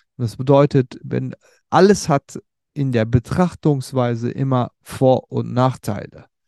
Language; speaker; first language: German; early bilingual, other home language; Turkish